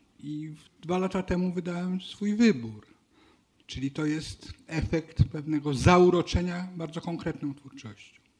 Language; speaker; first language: Polish; native; Polish